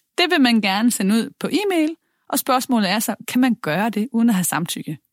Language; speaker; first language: Danish; native; Danish